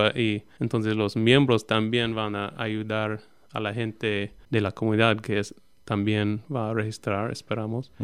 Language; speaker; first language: Spanish; non-native, fluent; English